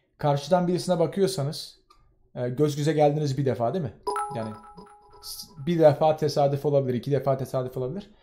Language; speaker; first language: Turkish; native; Turkish